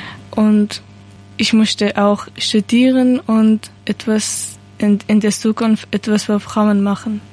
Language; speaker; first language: German; non-native, learner; Persian